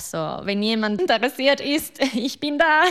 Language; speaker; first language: German; non-native, fluent; Italian